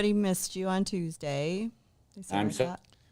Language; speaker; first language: English; native; English